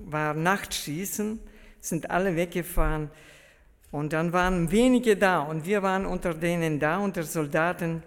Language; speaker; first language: German; early bilingual, heritage; German